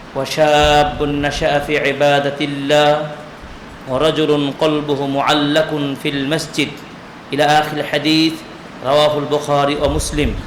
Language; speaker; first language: Arabic; non-native, fluent; Bangla